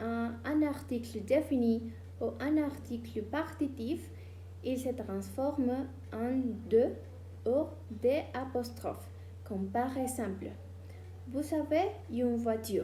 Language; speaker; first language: French; non-native, learner; Spanish